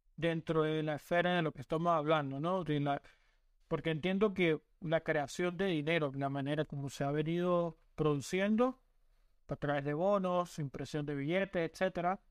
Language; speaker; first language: Spanish; native; Spanish